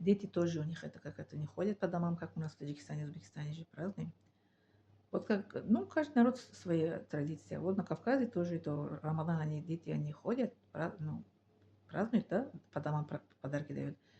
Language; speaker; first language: Russian; non-native, learner; Tajik